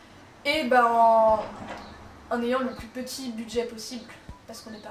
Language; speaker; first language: French; native; French